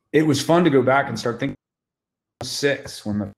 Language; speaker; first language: English; native; English